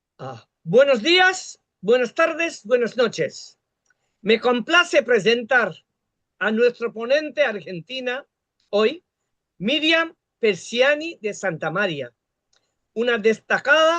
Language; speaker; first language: Spanish; non-native, fluent; Bangla